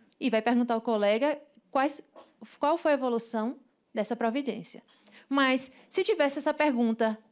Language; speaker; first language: Portuguese; native; Portuguese